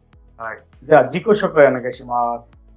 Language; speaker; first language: Japanese; non-native, fluent; Bangla